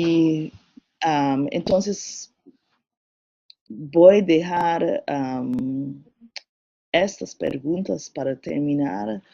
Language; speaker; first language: Spanish; non-native, learner; English